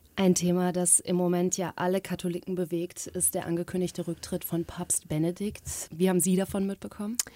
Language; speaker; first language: German; native; German